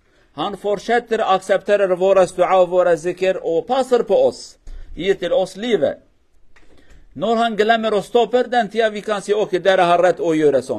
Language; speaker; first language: Norwegian; non-native, fluent; Kurdish